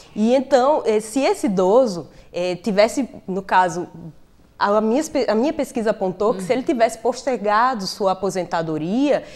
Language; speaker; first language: Portuguese; native; Portuguese